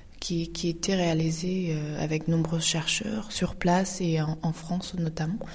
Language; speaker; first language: French; non-native, fluent; Uyghur